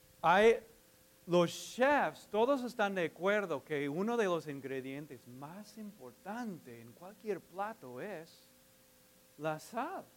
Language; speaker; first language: Spanish; non-native, fluent; English